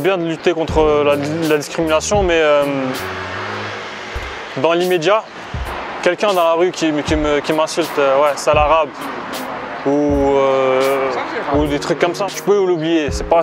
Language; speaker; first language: French; early bilingual, other home language; Arabic